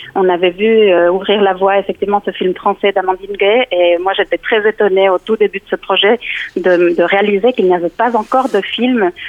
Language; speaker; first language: French; non-native, fluent; Spanish